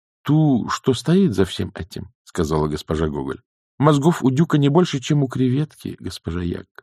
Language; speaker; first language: Russian; native; Russian